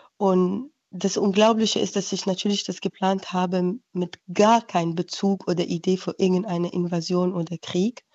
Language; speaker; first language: German; non-native, fluent; Ukrainian